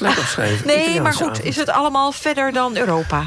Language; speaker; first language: Dutch; native; Dutch